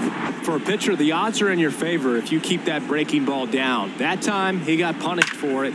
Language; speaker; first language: English; native; English